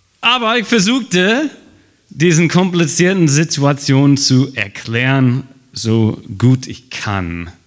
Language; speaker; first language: German; non-native, fluent; English